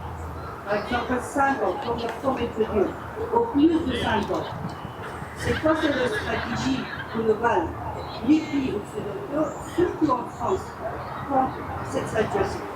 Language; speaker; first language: French; non-native, learner; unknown